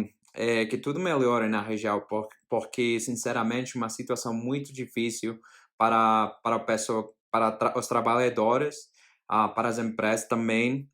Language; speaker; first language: Portuguese; non-native, fluent; Spanish